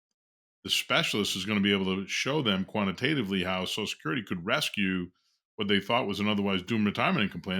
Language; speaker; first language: English; native; English